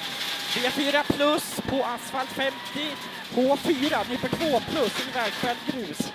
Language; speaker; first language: Swedish; native; Swedish